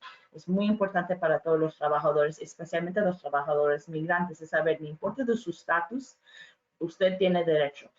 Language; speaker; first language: Spanish; non-native, fluent; English